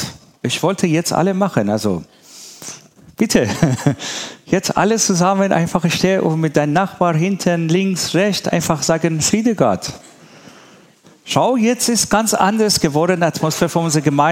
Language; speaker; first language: German; non-native, learner; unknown